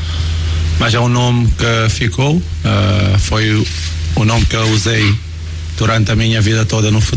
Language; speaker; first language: Portuguese; non-native, local second language; Kabuverdianu